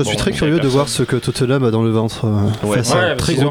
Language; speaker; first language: French; native; French